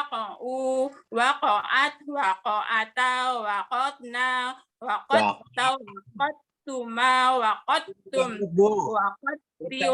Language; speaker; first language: Arabic; non-native, learner; Indonesian